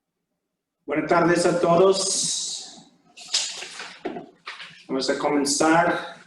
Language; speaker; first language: Spanish; non-native, fluent; English